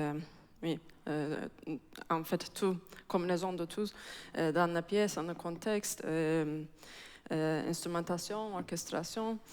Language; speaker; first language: French; non-native, fluent; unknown